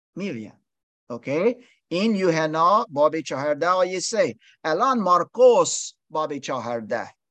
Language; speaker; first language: Persian; non-native, learner; English